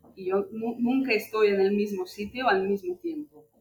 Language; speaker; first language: Spanish; non-native, fluent; Russian